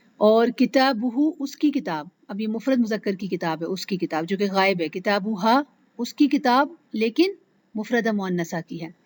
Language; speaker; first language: Urdu; native; Urdu